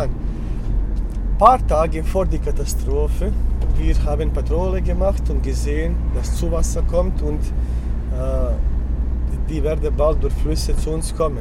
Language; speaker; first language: German; non-native, learner; Bosnian